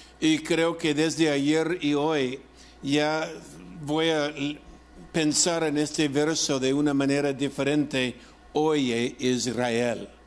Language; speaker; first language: Spanish; non-native, fluent; English